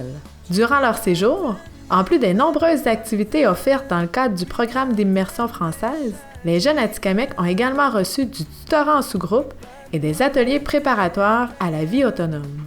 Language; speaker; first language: French; native; French